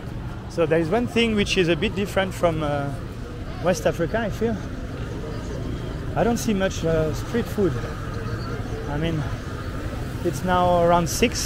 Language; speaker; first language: English; non-native, fluent; French